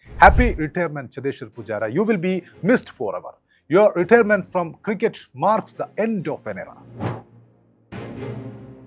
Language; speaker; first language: English; non-native, local second language; Malayalam